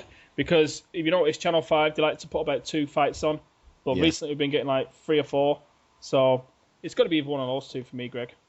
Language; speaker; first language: English; native; English